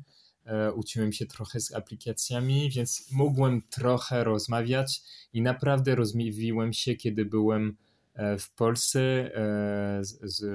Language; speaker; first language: Polish; non-native, learner; French